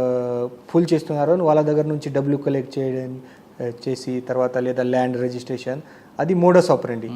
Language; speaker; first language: Telugu; non-native, fluent; Marathi